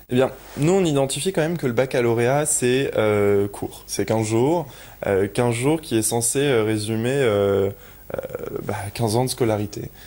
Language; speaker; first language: French; native; French